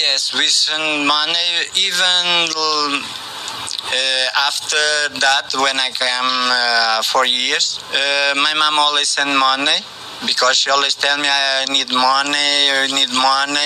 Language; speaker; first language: English; non-native, learner; Portuguese